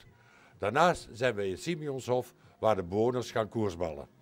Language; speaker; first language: Dutch; native; Dutch